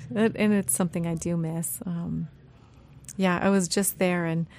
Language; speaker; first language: English; native; English